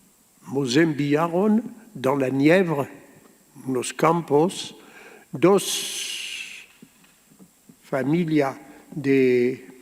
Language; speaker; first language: Spanish; early bilingual, heritage; Ladino